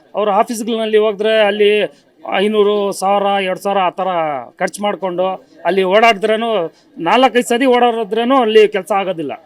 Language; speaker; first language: Kannada; non-native, local second language; Urdu